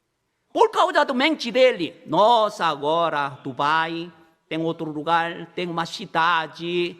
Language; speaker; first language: Portuguese; non-native, learner; Korean